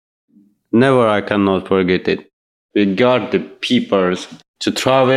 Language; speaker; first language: English; non-native, learner; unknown